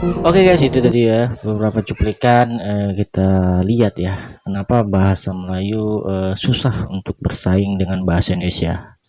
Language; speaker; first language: Indonesian; native; Indonesian